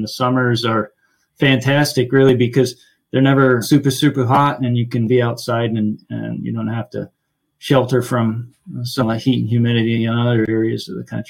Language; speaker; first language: English; native; English